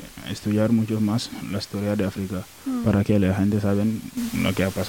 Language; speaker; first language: Spanish; non-native, learner; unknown